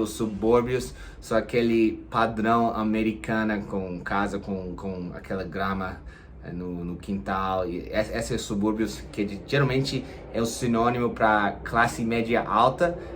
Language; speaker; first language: Portuguese; non-native, fluent; English